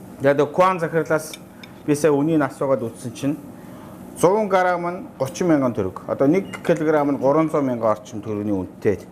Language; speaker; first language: Mongolian; native; Mongolian